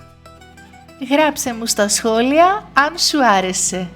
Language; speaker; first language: Greek; native; Greek